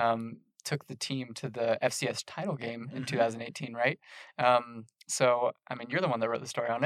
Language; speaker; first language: English; native; English